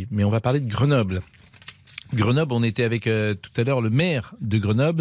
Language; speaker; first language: French; native; French